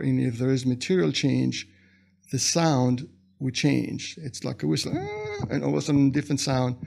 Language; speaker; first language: English; non-native, fluent; Hebrew